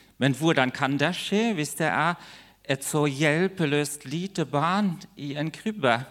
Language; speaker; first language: Norwegian; non-native, fluent; German